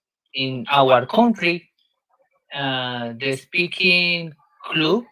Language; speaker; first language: English; non-native, learner; Spanish